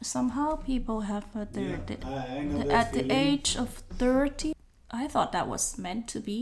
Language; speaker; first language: English; non-native, local second language; Cantonese